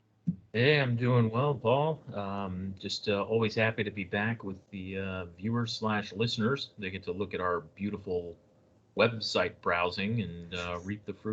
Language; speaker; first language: English; native; English